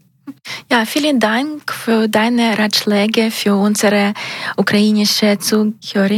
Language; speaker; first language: German; non-native, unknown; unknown